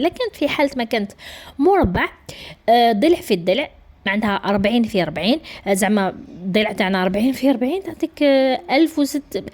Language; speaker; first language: Arabic; native; Arabic